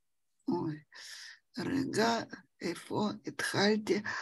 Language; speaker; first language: Hebrew; non-native, fluent; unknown